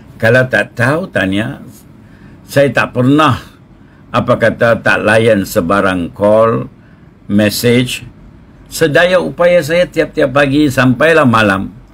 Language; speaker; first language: Malay; non-native, local second language; Tamil